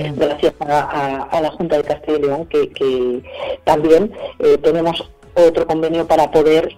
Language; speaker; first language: Spanish; native; Spanish